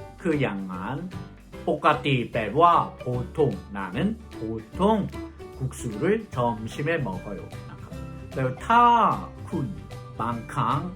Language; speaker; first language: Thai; non-native, fluent; Korean